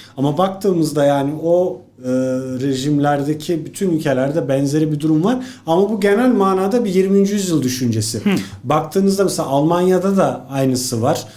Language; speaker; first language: Turkish; early bilingual, other home language; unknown